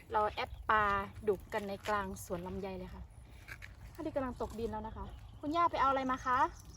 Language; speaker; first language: Thai; non-native, local second language; Western Kayah